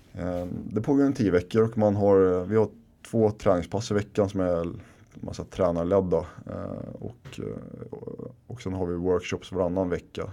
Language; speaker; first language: Swedish; early bilingual, other home language; Finnish